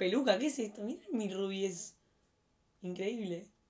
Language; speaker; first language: Spanish; native; Spanish